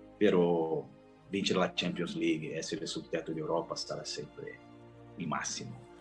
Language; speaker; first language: Italian; non-native, fluent; Portuguese